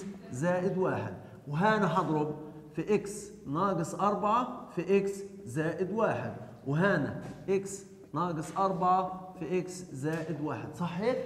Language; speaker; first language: Arabic; native; Arabic